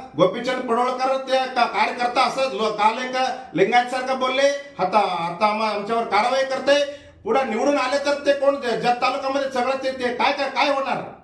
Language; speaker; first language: Marathi; non-native, local second language; Kannada